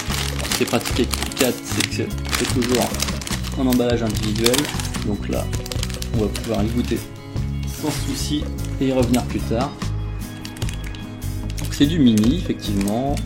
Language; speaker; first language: French; native; French